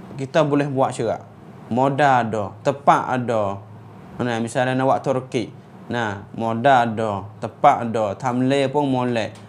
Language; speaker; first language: Malay; native; Malay